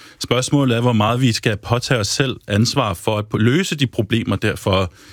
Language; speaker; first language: Danish; native; Danish